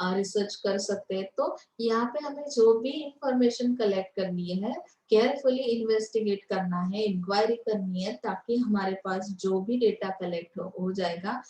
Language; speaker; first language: Hindi; non-native, local second language; Marathi